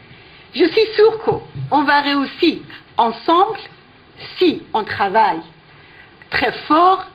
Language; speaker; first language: French; non-native, fluent; Persian